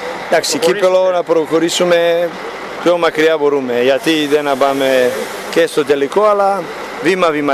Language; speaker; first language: Greek; non-native, fluent; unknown